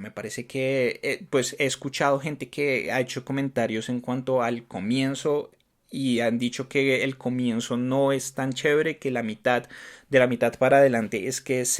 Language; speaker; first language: Spanish; native; Spanish